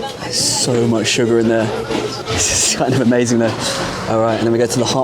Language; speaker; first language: English; native; English